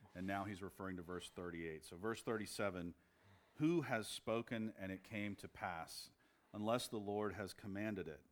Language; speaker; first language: English; native; English